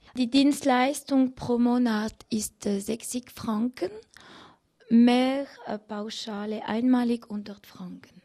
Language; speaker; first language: German; non-native, learner; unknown